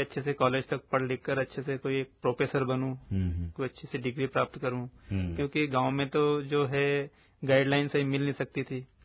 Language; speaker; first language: Hindi; native; Hindi